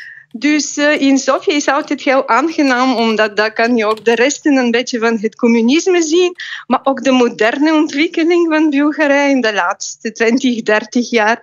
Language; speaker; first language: Dutch; non-native, fluent; Bulgarian